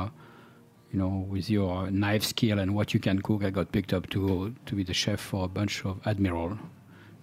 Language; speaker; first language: English; non-native, fluent; French